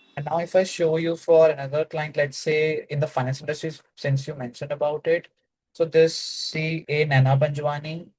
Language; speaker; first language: English; non-native, local second language; Hindi